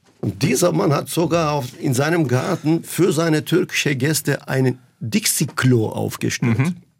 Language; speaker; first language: German; non-native, fluent; Turkish